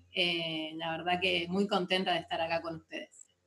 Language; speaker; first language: Spanish; native; Spanish